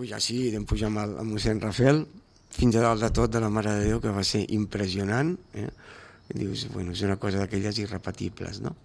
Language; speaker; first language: Catalan; native; Catalan